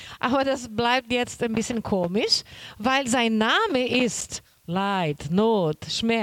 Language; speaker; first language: German; non-native, learner; Portuguese